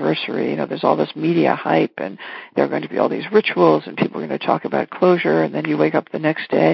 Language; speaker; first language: English; native; English